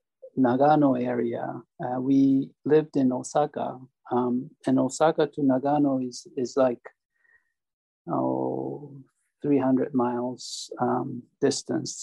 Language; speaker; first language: English; non-native, fluent; Japanese